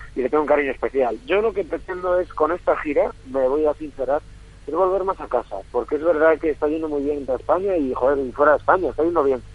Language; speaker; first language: Spanish; native; Spanish